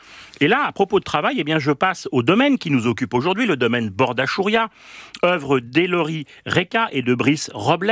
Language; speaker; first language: French; native; French